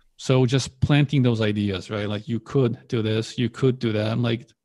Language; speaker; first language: English; early bilingual, other home language; Polish